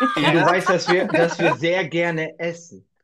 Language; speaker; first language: German; non-native, fluent; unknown